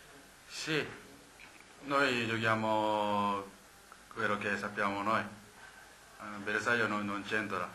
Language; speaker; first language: Italian; non-native, learner; Japanese